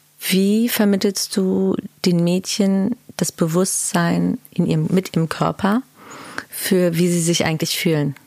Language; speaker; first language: German; early bilingual, other home language; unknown